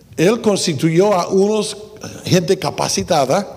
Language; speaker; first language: Spanish; non-native, fluent; English